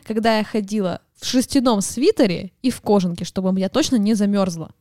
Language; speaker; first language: Russian; native; Russian